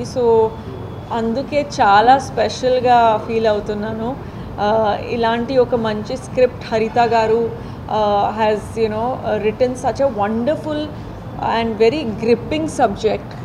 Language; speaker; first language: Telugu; non-native, fluent; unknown